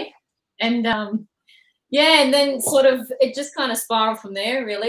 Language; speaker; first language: English; native; English